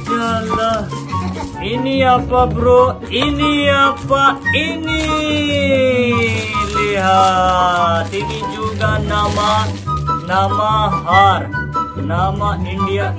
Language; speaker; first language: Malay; non-native, learner; Urdu